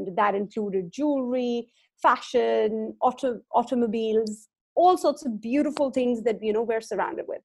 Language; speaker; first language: English; non-native, local second language; Hindi